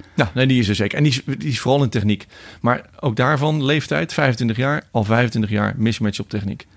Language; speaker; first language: Dutch; native; Dutch